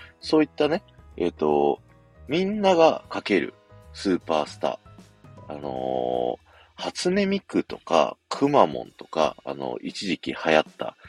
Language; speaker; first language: Japanese; native; Japanese